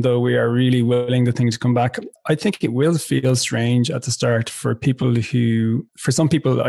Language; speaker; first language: English; native; English